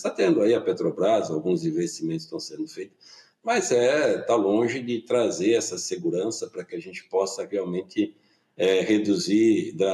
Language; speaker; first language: Portuguese; native; Portuguese